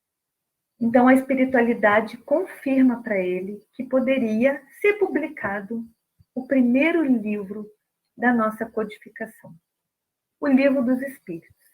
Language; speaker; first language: Portuguese; native; Portuguese